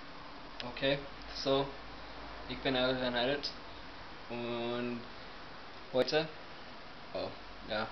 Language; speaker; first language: German; non-native, learner; English